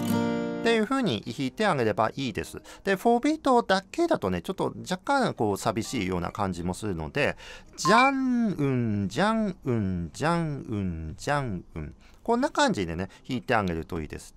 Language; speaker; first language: Japanese; native; Japanese